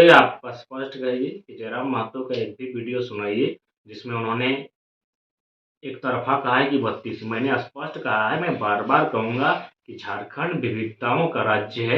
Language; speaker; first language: Hindi; non-native, local second language; Magahi